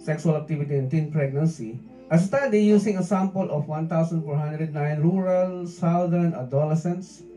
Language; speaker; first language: English; non-native, local second language; Filipino